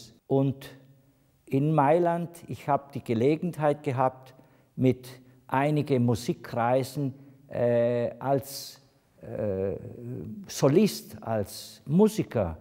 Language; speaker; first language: German; non-native, fluent; Italian